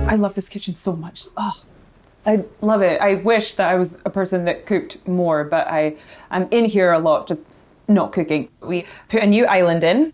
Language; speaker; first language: English; native; English